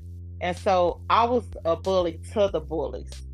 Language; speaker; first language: English; native; English